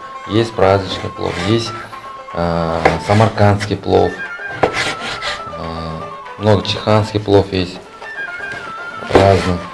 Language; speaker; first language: Russian; non-native, learner; Uzbek